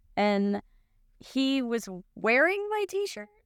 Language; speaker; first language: English; native; English